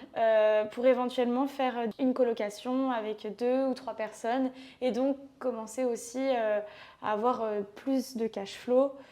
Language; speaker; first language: French; native; French